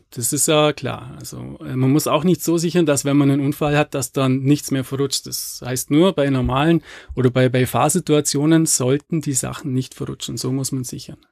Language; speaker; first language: German; native; German